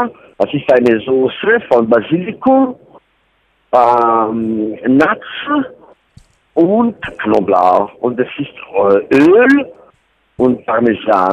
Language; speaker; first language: German; non-native, learner; Italian